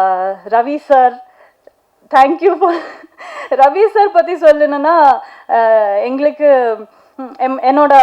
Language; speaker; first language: Tamil; non-native, local second language; Kannada